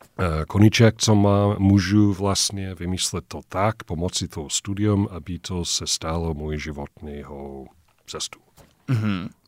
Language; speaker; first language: Czech; non-native, fluent; English